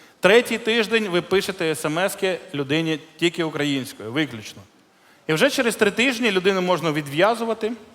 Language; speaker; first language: Ukrainian; non-native, local second language; Russian